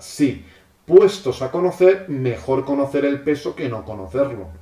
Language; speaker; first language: Spanish; native; Spanish